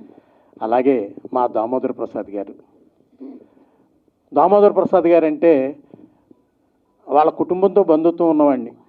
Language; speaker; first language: Telugu; native; Telugu